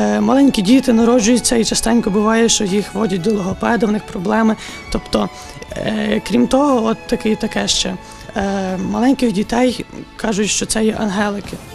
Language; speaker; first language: Ukrainian; native; Ukrainian